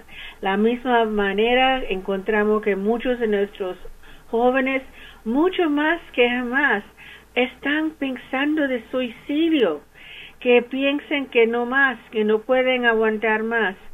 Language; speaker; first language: Spanish; early bilingual, heritage; English